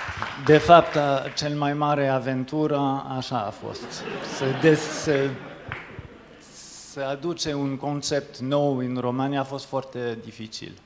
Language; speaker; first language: Romanian; non-native, fluent; French